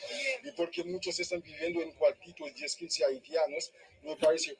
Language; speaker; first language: Spanish; non-native, fluent; Haitian Creole